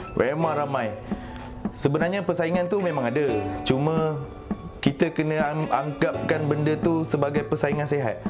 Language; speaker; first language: Malay; native; Malay